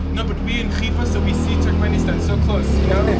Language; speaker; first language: English; non-native, learner; Hebrew